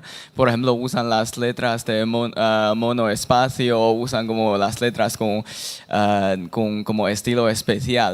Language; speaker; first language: Spanish; non-native, fluent; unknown